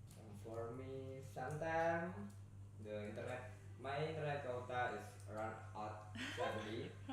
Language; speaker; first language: English; non-native, learner; Indonesian